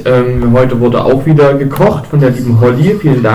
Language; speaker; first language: German; native; German